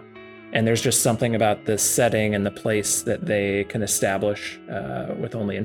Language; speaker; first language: English; native; English